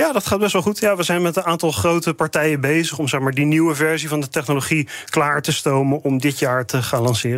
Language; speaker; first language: Dutch; native; Dutch